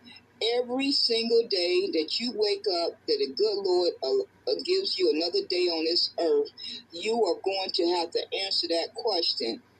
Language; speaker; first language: English; native; English